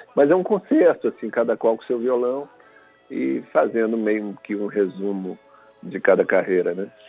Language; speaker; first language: Portuguese; native; Portuguese